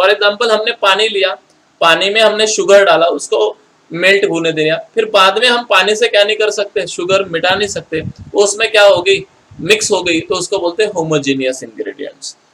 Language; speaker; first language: Hindi; non-native, local second language; Marathi